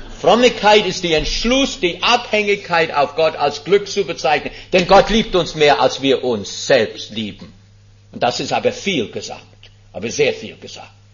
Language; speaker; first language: German; non-native, fluent; English